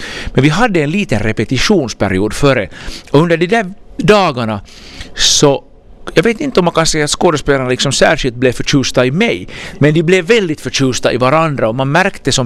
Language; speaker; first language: Swedish; native; Swedish